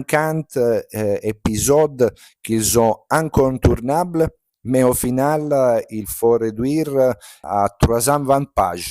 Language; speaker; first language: French; non-native, fluent; Italian